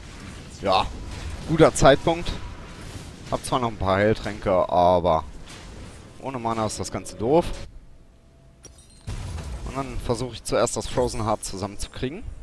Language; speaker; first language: German; native; German